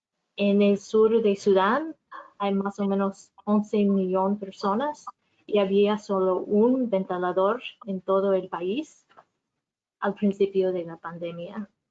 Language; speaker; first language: Spanish; non-native, fluent; English